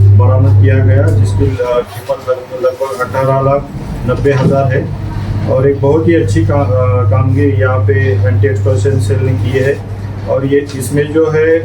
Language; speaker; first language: Hindi; non-native, local second language; Marathi